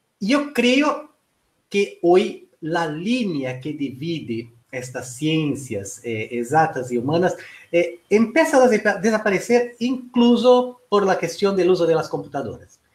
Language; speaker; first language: Spanish; non-native, fluent; Portuguese